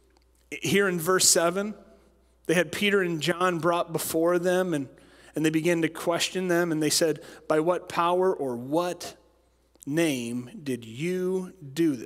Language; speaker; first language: English; native; English